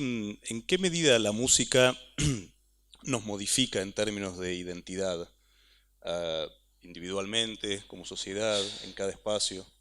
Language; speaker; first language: Spanish; native; Spanish